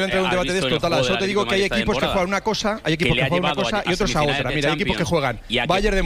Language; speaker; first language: Spanish; native; Spanish